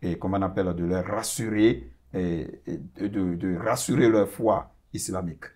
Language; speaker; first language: French; non-native, learner; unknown